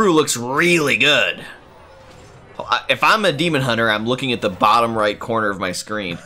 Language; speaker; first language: English; native; English